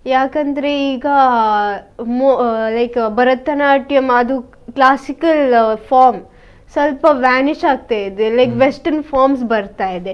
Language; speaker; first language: Kannada; non-native, local second language; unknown